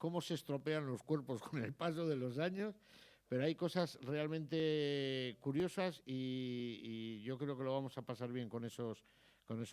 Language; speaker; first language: Spanish; native; Spanish